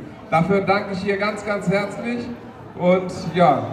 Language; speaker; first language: German; non-native, fluent; Bangla